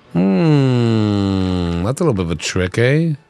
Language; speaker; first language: English; native; English